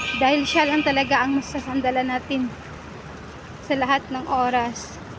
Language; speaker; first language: Filipino; non-native, local second language; Cebuano